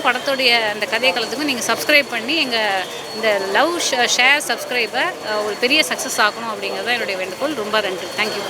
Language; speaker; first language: Tamil; native; Tamil